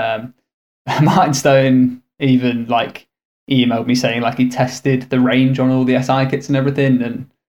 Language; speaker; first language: English; native; English